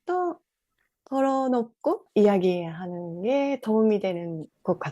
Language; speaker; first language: Korean; non-native, fluent; Japanese